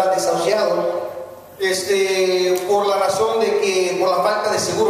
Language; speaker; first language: Spanish; native; Spanish